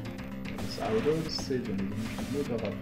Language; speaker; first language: German; native; German